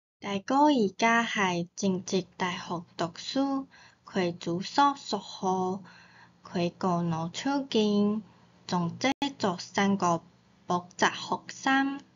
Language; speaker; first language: Cantonese; non-native, learner; Chinese